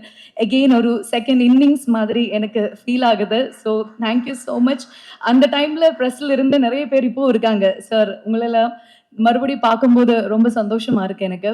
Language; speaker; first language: Tamil; non-native, fluent; Malayalam